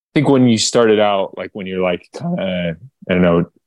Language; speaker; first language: English; native; English